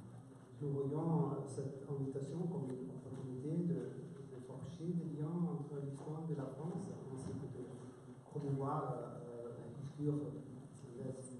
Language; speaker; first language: French; non-native, fluent; Icelandic